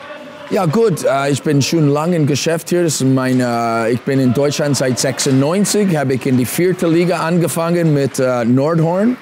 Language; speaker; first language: German; non-native, learner; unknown